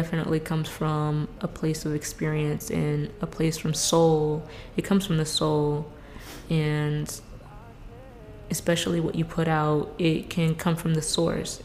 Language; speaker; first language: English; native; English